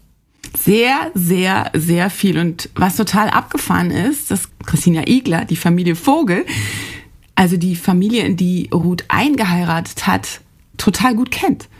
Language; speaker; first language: German; native; German